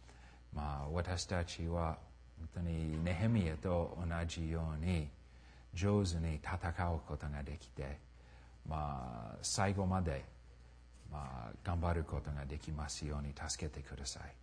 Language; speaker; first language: Japanese; non-native, fluent; English